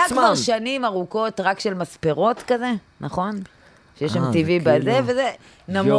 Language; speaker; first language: Hebrew; native; Hebrew